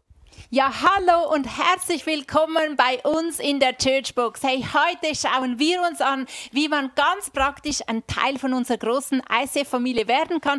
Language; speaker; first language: German; native; German